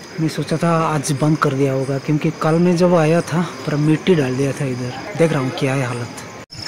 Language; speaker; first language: Hindi; non-native, local second language; Odia